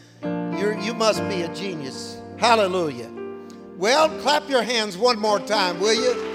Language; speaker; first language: English; early bilingual, other home language; Spanish